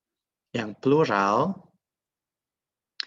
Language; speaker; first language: German; non-native, fluent; Indonesian